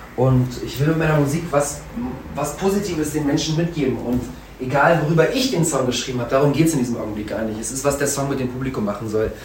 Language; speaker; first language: German; early bilingual, other home language; Russian